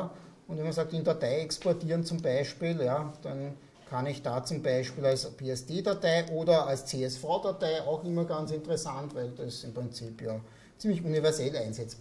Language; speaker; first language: German; native; German